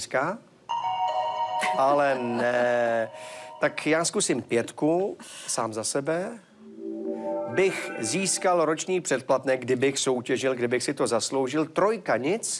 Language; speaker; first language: Czech; native; Czech